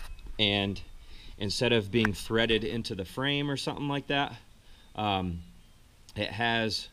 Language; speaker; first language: English; native; English